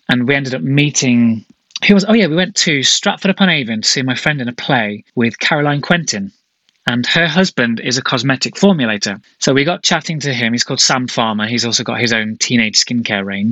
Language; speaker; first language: English; native; English